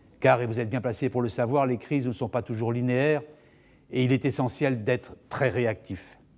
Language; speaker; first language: French; native; French